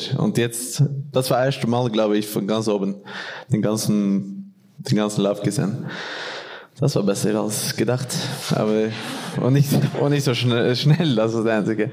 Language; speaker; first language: German; non-native, fluent; Norwegian